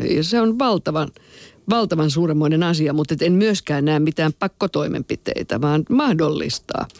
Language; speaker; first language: Finnish; native; Finnish